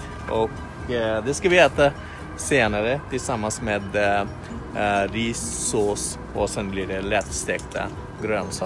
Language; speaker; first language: Swedish; non-native, fluent; Bangla